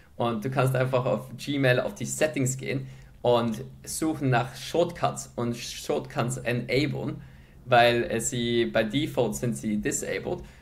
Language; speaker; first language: German; early bilingual, other home language; Polish